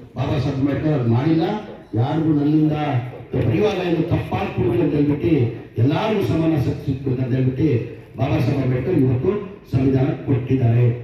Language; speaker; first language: Kannada; non-native, local second language; Urdu